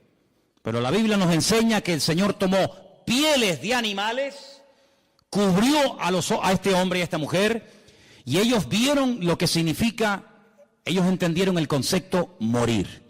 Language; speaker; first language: Spanish; native; Spanish